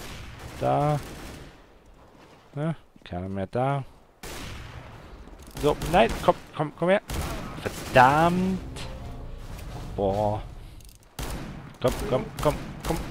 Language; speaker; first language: German; native; German